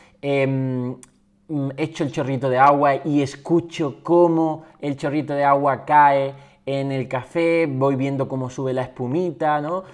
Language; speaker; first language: Spanish; native; Spanish